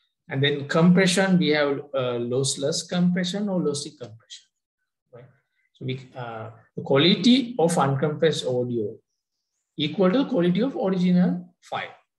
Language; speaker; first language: English; non-native, local second language; Sinhala